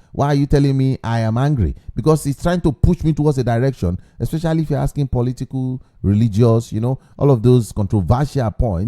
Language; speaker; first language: English; non-native, local second language; Yoruba